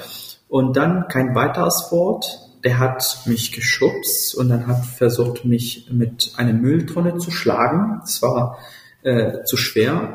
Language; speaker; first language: German; non-native, fluent; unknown